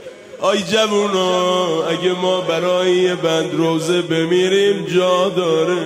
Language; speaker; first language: Persian; native; Persian